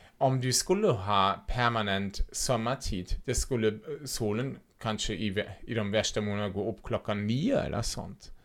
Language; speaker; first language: Swedish; non-native, fluent; German